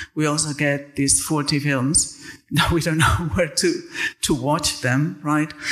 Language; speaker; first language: English; non-native, fluent; Spanish